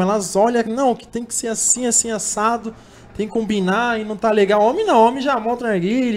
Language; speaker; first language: Portuguese; native; Portuguese